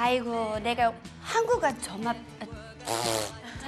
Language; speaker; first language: Korean; non-native, learner; English